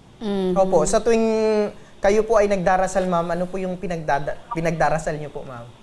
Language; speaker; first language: Filipino; native; Filipino